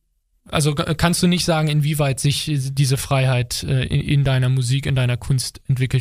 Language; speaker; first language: German; native; German